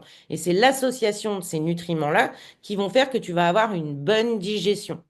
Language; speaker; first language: French; native; French